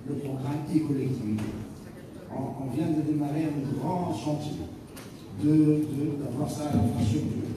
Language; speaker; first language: French; non-native, local second language; Arabic